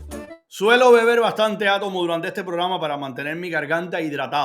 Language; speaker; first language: Spanish; native; Spanish